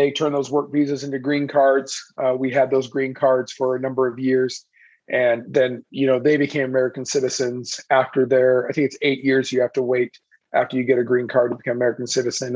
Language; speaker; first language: English; early bilingual, other home language; Persian